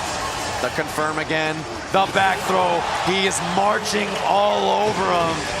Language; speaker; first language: English; native; English